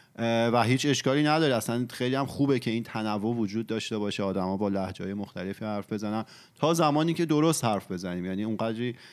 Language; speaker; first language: Persian; native; Persian